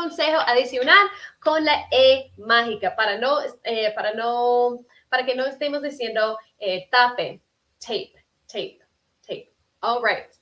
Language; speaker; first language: Spanish; early bilingual, heritage; Spanish